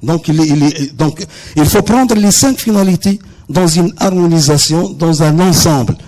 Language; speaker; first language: French; non-native, local second language; Arabic